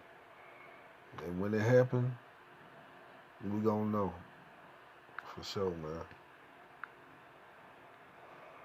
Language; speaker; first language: English; native; English